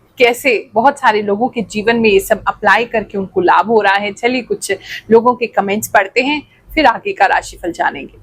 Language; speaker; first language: Hindi; native; Hindi